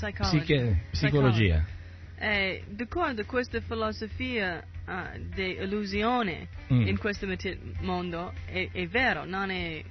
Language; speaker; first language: Italian; non-native, learner; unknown